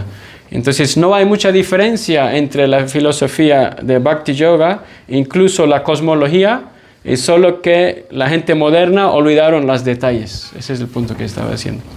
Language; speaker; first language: Spanish; non-native, fluent; English